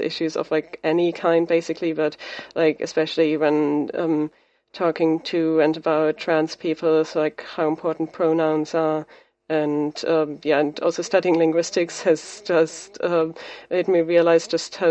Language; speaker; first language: English; non-native, fluent; German